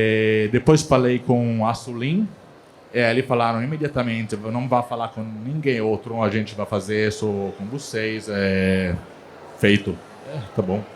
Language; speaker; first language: Portuguese; non-native, learner; Italian